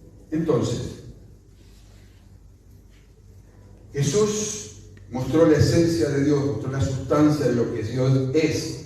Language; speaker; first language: Spanish; native; Spanish